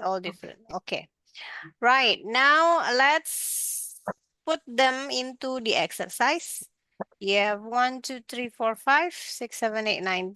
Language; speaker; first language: English; non-native, fluent; Indonesian